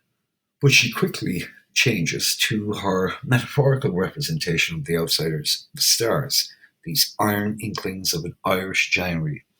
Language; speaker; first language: English; native; English